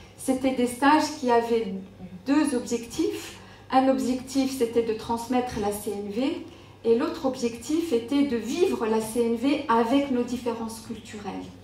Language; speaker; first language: French; non-native, local second language; Arabic